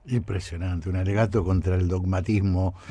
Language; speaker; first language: Spanish; native; Spanish